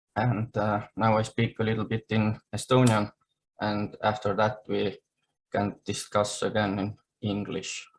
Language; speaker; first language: English; non-native, fluent; Estonian